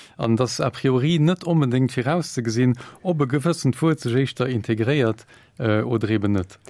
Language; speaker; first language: Luxembourgish; native; Luxembourgish